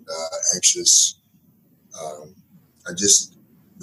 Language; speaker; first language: English; native; English